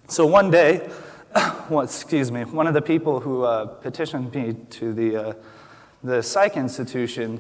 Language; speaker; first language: English; native; English